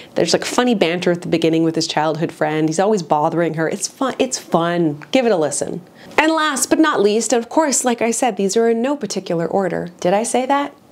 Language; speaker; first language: English; native; English